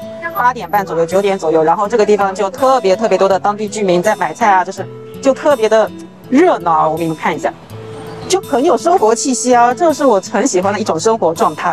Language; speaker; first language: Chinese; native; Chinese